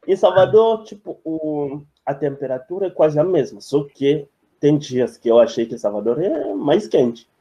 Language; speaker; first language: Portuguese; non-native, fluent; French